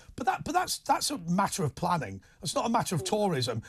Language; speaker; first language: English; native; English